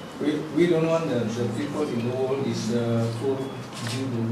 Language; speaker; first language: English; non-native, learner; Indonesian